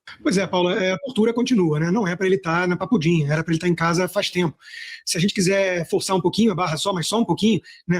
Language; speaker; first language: Portuguese; native; Portuguese